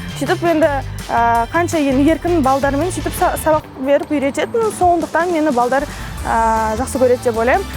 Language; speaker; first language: Kazakh; non-native, local second language; Russian